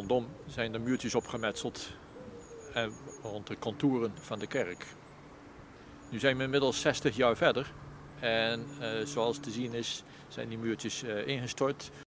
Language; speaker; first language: Dutch; native; Dutch